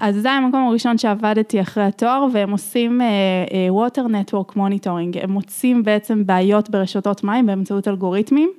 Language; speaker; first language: Hebrew; native; Hebrew